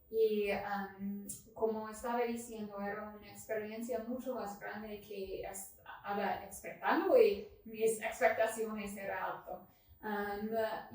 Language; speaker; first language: Spanish; non-native, learner; English